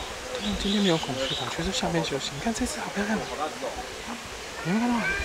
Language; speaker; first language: Chinese; native; Chinese